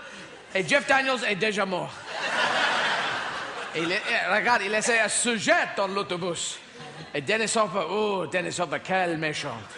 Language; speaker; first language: French; non-native, fluent; English